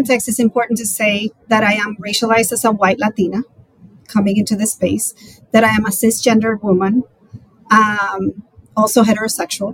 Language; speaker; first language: English; non-native, fluent; Spanish